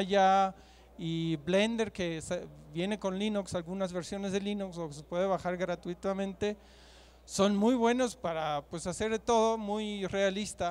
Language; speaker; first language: Spanish; non-native, fluent; German